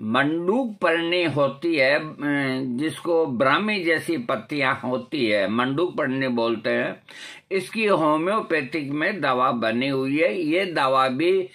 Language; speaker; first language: Hindi; non-native, local second language; Marwari